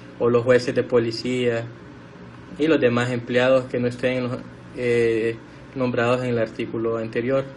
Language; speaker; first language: Spanish; native; Spanish